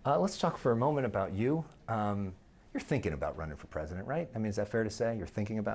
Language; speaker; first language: English; native; English